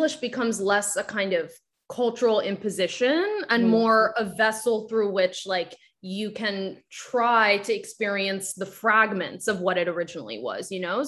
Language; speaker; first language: English; non-native, fluent; Japanese